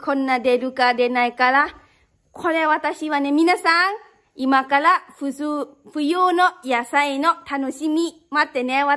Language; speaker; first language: Japanese; non-native, learner; Lao